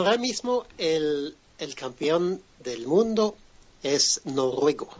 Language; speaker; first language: Spanish; non-native, fluent; French